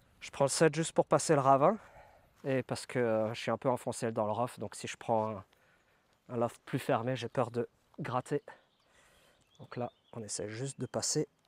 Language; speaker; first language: French; native; French